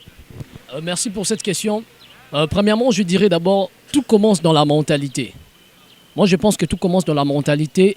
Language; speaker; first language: French; non-native, local second language; Lingala